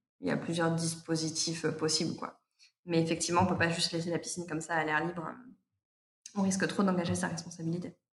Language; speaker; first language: French; native; French